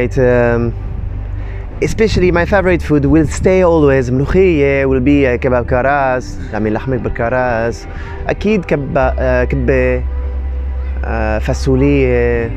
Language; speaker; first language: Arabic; non-native, learner; French